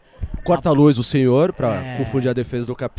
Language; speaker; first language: Portuguese; native; Portuguese